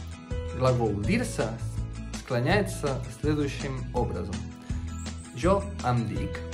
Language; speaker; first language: Russian; non-native, fluent; Catalan